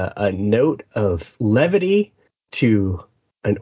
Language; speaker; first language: English; native; English